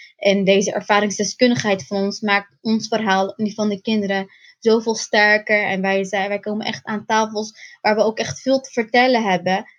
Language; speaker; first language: Dutch; early bilingual, other home language; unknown